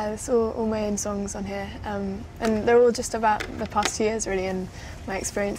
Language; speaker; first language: English; native; English